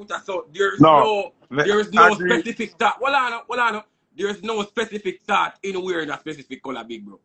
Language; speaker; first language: English; non-native, local second language; Jamaican Creole English